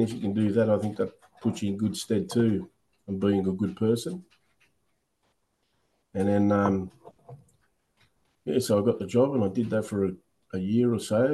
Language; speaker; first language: English; native; English